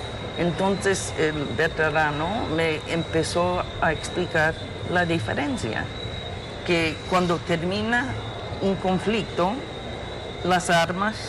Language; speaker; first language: Spanish; non-native, fluent; English